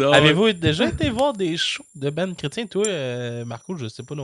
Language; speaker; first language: French; native; French